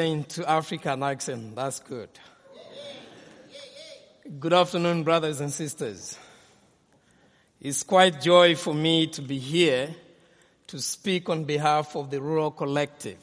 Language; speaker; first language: English; non-native, local second language; Nyanja